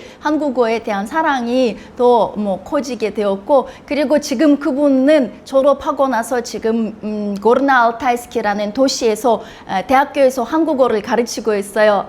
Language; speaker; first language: Korean; non-native, fluent; Russian